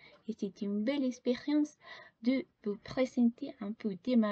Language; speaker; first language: French; non-native, fluent; Spanish